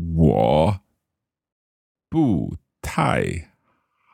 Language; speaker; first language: Chinese; non-native, learner; English